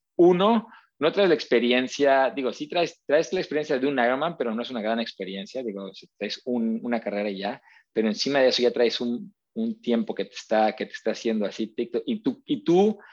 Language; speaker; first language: Spanish; native; Spanish